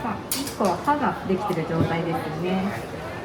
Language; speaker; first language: Japanese; native; Japanese